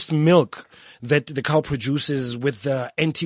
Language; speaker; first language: English; non-native, local second language; Tswana